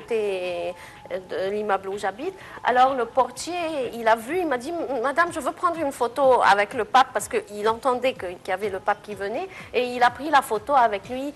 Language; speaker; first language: French; non-native, fluent; Arabic